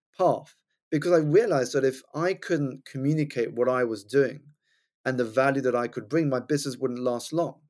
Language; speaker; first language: English; native; English